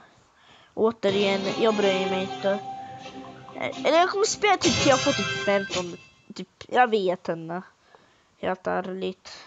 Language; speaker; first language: Swedish; early bilingual, other home language; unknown